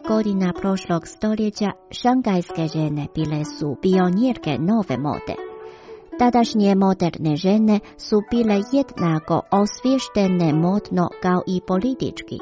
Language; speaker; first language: Croatian; non-native, fluent; Chinese